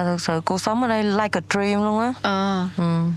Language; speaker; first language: Vietnamese; native; Vietnamese